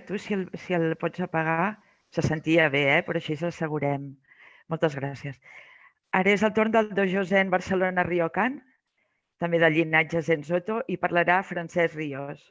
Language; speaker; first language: Catalan; native; Catalan